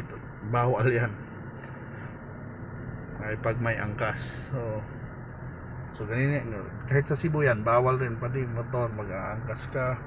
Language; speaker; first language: Filipino; non-native, local second language; Cebuano